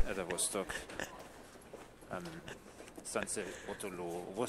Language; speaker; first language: Russian; non-native, learner; English